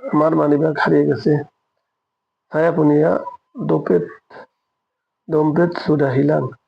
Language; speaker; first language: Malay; non-native, fluent; Bangla